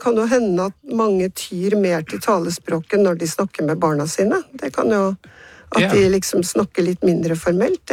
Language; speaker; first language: Norwegian; native; Norwegian